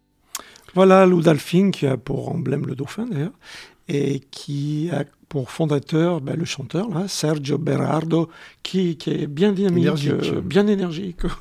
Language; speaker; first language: French; native; French